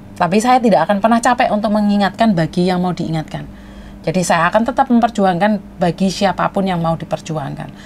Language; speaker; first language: Indonesian; non-native, local second language; Madurese